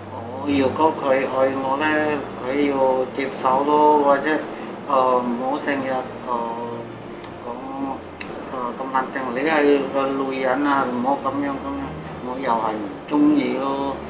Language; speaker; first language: Cantonese; non-native, fluent; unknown